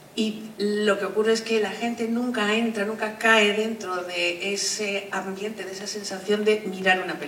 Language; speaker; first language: Spanish; native; Spanish